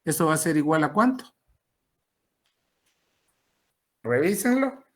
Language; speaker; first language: Spanish; native; Spanish